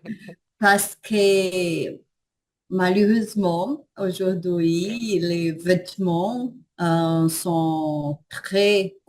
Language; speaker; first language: French; non-native, learner; Portuguese